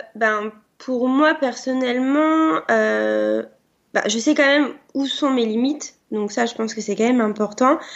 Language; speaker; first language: French; native; French